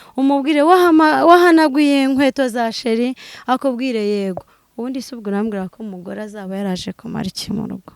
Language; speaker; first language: Kinyarwanda; native; Kinyarwanda